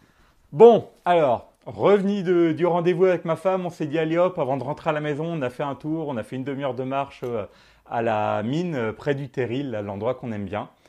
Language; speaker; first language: French; native; French